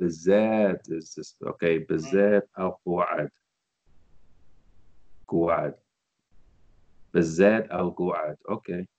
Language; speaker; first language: Arabic; non-native, learner; English